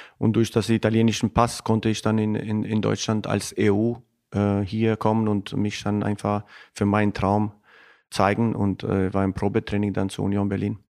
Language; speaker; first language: German; non-native, fluent; Albanian